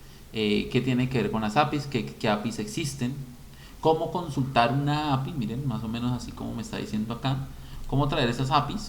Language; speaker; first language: Spanish; native; Spanish